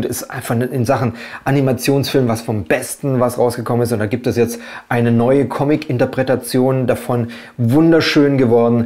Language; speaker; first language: German; native; German